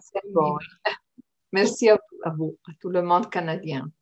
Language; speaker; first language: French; non-native, fluent; Italian